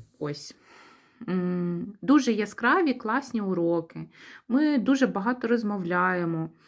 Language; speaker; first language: Ukrainian; native; Ukrainian